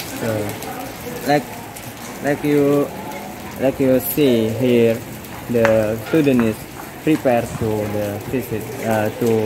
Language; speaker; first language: English; non-native, learner; Indonesian